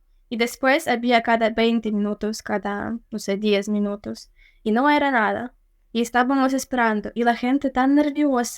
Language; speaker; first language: Spanish; non-native, fluent; Ukrainian